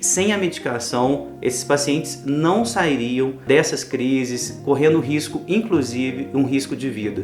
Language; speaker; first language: Portuguese; native; Portuguese